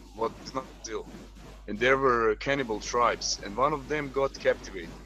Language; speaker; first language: English; non-native, fluent; Croatian